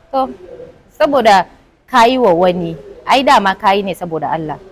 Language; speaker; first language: Hausa; non-native, fluent; Fula